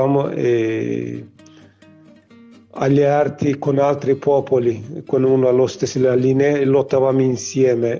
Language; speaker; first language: Italian; non-native, learner; Kurdish